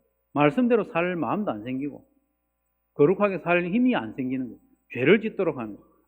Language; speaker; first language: Korean; native; Korean